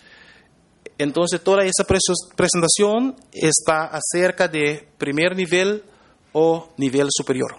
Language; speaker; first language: Spanish; non-native, fluent; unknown